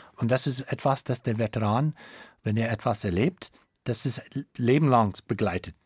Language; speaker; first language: German; non-native, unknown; English